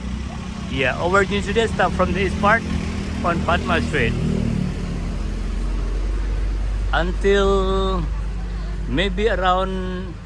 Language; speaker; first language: English; non-native, local second language; Indonesian